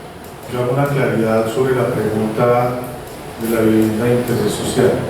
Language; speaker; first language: Spanish; native; Spanish